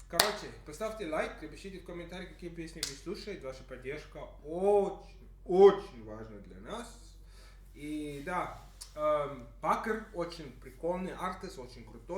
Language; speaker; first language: Russian; non-native, learner; English